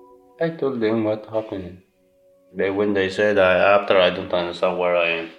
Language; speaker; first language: English; non-native, learner; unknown